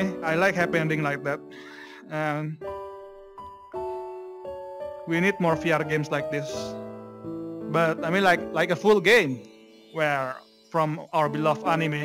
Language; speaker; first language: English; non-native, fluent; Indonesian